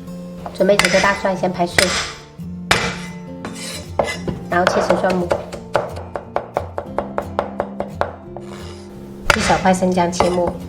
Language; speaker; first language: Chinese; native; Chinese